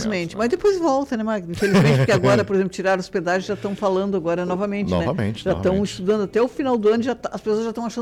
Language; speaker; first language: Portuguese; native; Portuguese